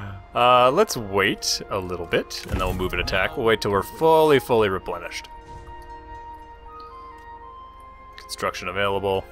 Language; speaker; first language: English; native; English